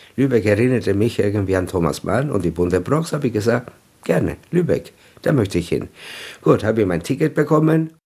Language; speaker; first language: German; non-native, fluent; Italian